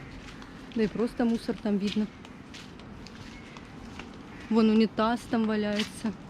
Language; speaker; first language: Russian; native; Russian